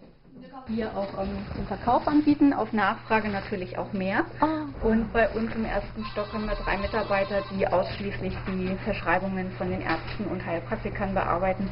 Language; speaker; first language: German; native; German